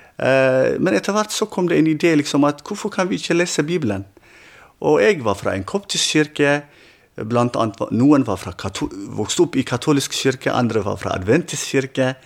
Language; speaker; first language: Norwegian; non-native, fluent; Tigrinya